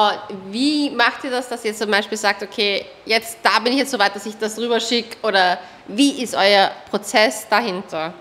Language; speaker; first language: German; native; German